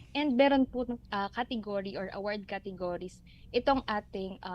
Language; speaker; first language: Filipino; native; Filipino